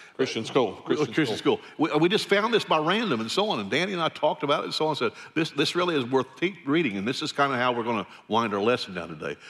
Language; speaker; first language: English; native; English